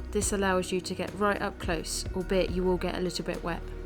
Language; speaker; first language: English; native; English